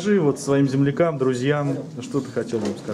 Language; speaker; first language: Russian; native; Russian